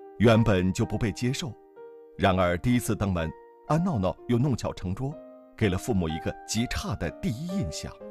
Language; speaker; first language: Chinese; native; Chinese